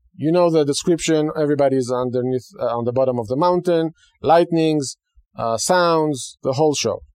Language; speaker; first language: English; non-native, fluent; Hebrew